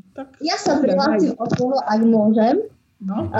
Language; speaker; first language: Slovak; native; Slovak